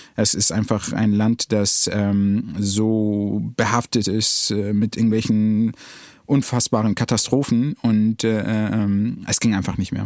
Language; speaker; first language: German; early bilingual, other home language; Arabic